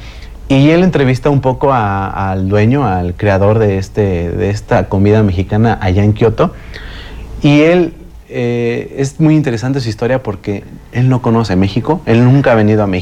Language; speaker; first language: Spanish; native; Spanish